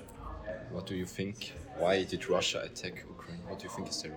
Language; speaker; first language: English; non-native, fluent; German